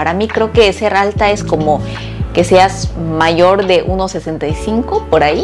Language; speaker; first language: Spanish; early bilingual, other home language; Korean